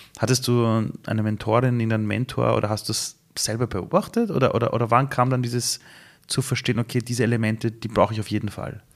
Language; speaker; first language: German; early bilingual, other home language; Persian